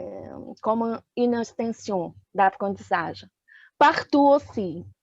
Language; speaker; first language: French; non-native, fluent; Portuguese